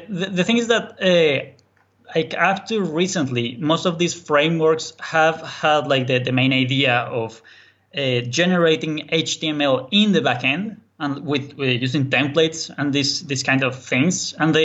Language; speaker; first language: English; non-native, fluent; Spanish